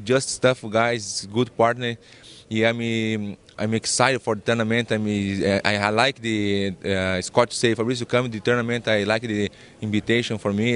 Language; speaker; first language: English; non-native, learner; Portuguese